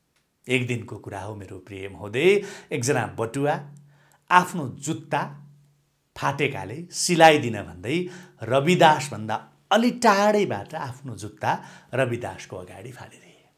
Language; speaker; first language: Nepali; native; Nepali